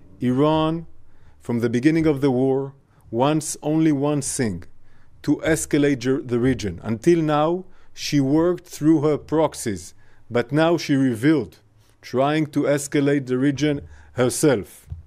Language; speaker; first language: English; non-native, fluent; Hebrew